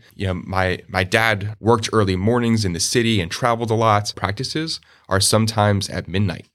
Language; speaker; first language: English; native; English